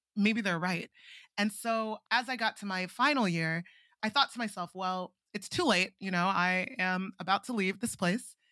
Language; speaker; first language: English; non-native, local second language; Igbo